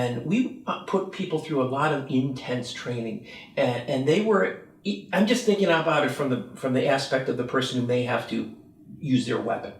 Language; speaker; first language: English; native; English